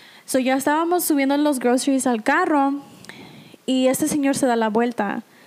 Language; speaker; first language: Spanish; early bilingual, heritage; Spanish